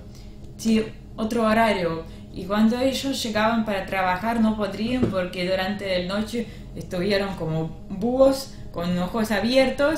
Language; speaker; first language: Spanish; non-native, learner; Russian